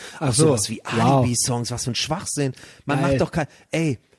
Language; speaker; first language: German; native; German